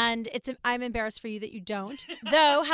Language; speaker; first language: English; native; English